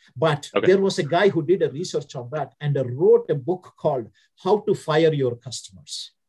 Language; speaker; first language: English; non-native, local second language; Telugu